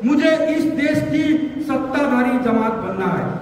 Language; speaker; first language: Hindi; non-native, local second language; Marathi